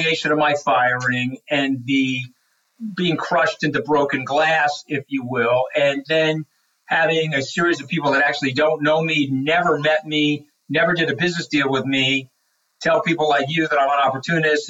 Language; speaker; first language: English; native; English